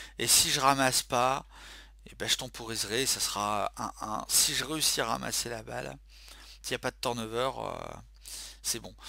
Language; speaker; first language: French; native; French